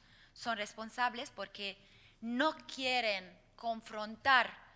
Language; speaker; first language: Spanish; non-native, fluent; Arabic